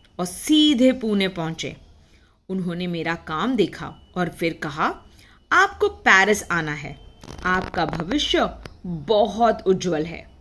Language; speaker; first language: Hindi; non-native, local second language; Marathi